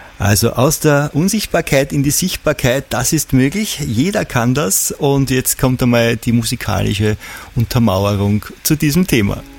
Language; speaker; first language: German; native; German